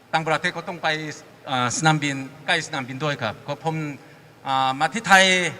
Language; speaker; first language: Thai; non-native, fluent; Korean